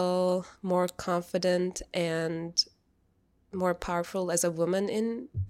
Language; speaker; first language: English; non-native, fluent; Turkish